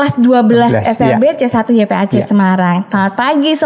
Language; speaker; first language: Indonesian; native; Indonesian